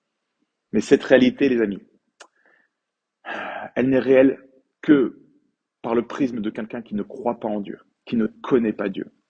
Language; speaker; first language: French; native; French